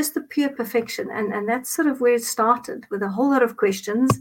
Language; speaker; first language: English; non-native, local second language; Afrikaans